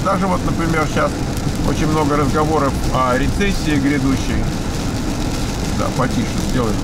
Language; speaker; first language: Russian; native; Russian